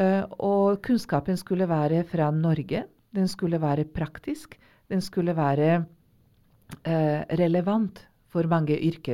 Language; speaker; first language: Norwegian; non-native, fluent; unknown